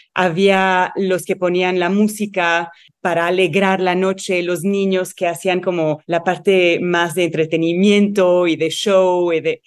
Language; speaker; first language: Spanish; non-native, fluent; Arabic